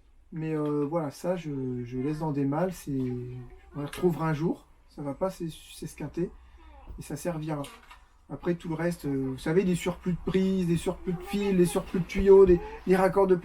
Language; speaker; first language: French; native; French